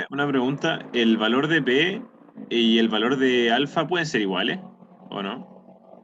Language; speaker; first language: Spanish; native; Spanish